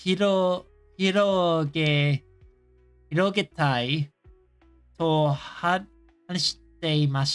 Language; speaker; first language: Japanese; non-native, learner; English